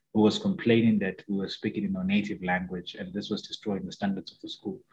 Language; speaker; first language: English; non-native, local second language; Shona